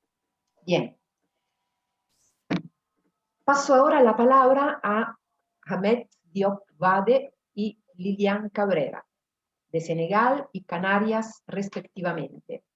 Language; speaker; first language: Spanish; non-native, fluent; Italian